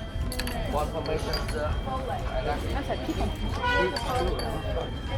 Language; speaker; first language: English; non-native, learner; Vietnamese